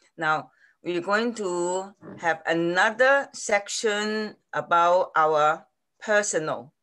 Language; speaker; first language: English; non-native, fluent; Chinese